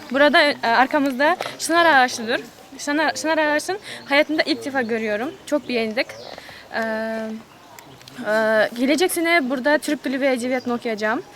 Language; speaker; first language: Turkish; non-native, learner; Kazakh